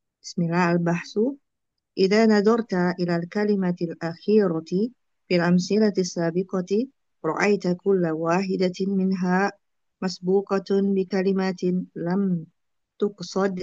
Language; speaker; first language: Arabic; non-native, learner; Indonesian